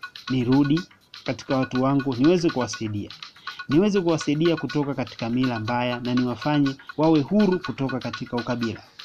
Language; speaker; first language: Swahili; native; Swahili